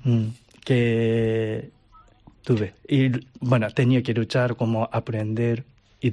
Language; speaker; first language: Spanish; non-native, learner; Japanese